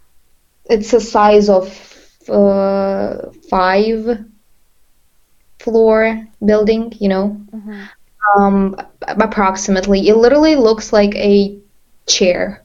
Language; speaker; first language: English; non-native, fluent; Russian